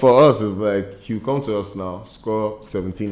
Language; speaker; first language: English; non-native, local second language; Yoruba